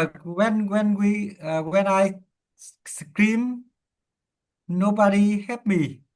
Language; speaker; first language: English; non-native, learner; Vietnamese